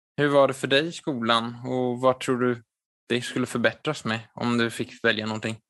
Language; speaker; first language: Swedish; native; Swedish